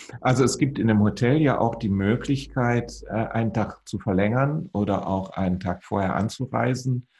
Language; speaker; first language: German; native; German